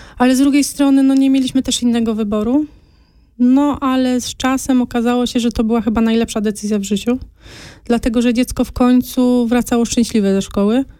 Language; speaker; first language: Polish; native; Polish